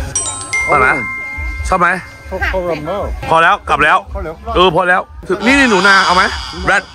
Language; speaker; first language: Thai; native; Thai